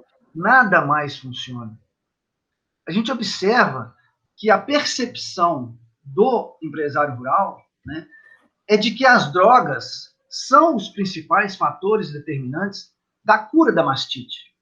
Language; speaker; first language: Portuguese; native; Portuguese